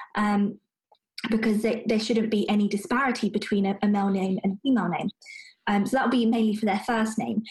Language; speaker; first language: English; native; English